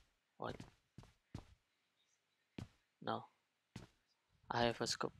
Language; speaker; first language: English; non-native, learner; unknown